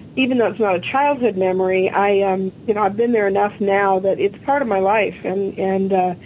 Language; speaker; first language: English; native; English